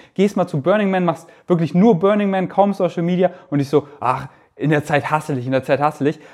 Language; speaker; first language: German; native; German